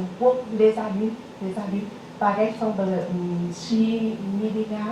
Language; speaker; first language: French; non-native, learner; Vietnamese